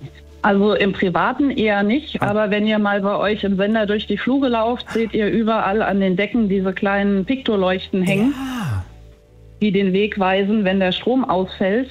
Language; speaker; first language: German; native; German